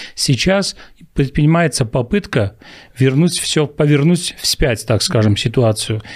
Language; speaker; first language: Russian; non-native, local second language; Armenian